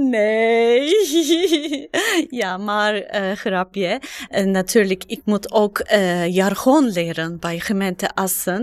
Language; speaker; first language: Dutch; non-native, learner; Turkish